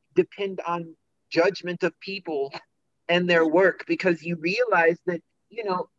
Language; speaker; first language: English; native; English